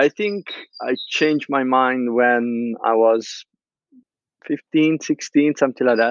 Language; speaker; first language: English; non-native, fluent; Italian